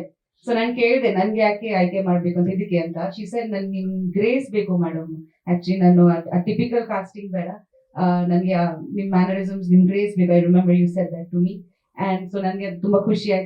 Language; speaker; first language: Kannada; non-native, fluent; Bangla